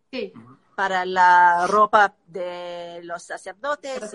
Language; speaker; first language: Spanish; non-native, learner; English